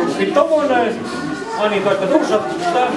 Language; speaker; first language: Russian; non-native, learner; Estonian